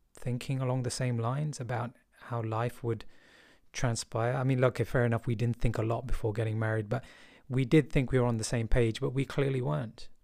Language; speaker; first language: English; early bilingual, other home language; Hindi